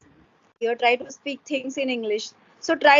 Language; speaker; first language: English; non-native, local second language; Hindi